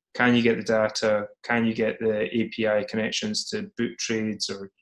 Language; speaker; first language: English; native; English